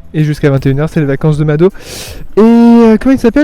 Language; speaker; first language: French; native; French